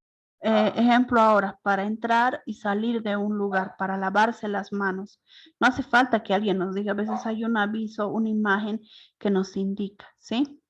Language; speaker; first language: Spanish; native; Spanish